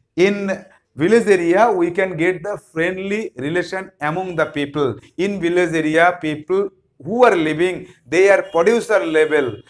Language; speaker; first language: English; non-native, local second language; Bangla